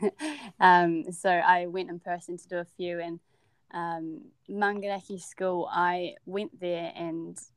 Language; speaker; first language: English; native; English